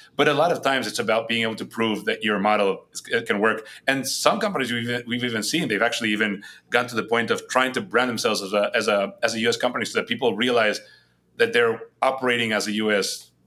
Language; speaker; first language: English; non-native, fluent; Spanish